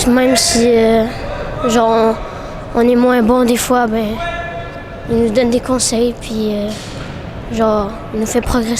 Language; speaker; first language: French; native; French